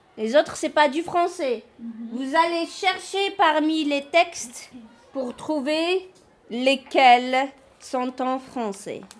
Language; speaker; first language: French; non-native, local second language; Kabyle